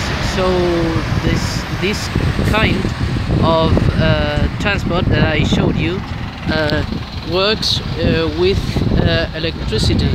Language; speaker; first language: English; non-native, learner; Spanish